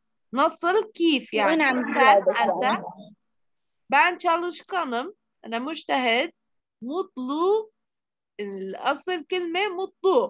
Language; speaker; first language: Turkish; non-native, fluent; Arabic